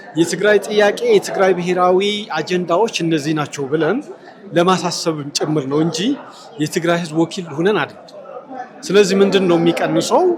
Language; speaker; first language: Amharic; non-native, local second language; Tigrinya